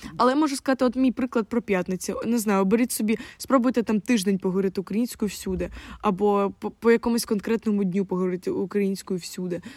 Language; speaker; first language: Ukrainian; non-native, local second language; Russian